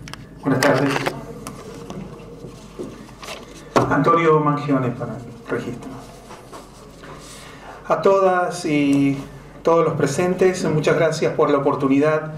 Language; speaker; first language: Spanish; native; Spanish